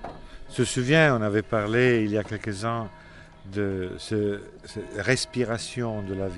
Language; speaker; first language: French; non-native, fluent; Italian